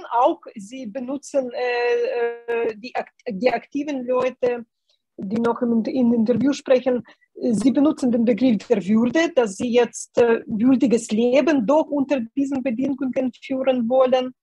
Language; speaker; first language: German; non-native, fluent; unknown